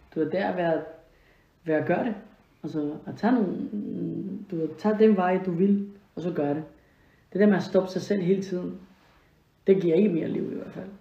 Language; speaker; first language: Danish; non-native, fluent; Spanish